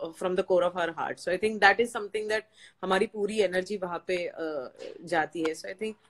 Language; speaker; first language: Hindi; non-native, local second language; Marathi